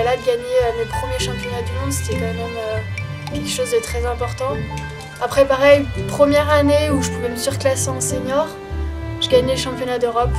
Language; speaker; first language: French; native; French